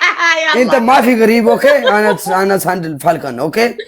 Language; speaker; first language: Arabic; non-native, learner; Punjabi